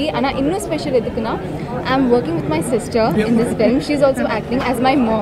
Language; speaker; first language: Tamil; non-native, fluent; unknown